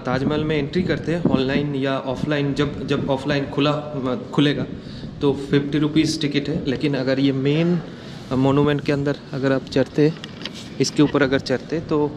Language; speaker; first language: Hindi; non-native, local second language; Bangla